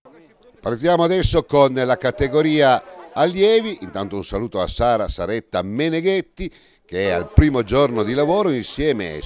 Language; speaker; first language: Italian; native; Italian